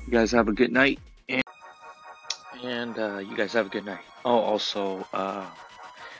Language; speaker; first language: English; early bilingual, other home language; Chinese